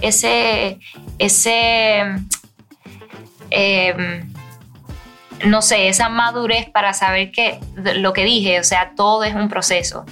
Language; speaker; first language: Spanish; early bilingual, heritage; Spanish